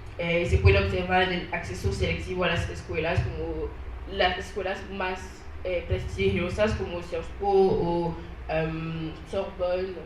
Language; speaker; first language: Spanish; non-native, learner; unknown